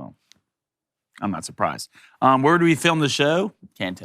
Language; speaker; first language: English; native; English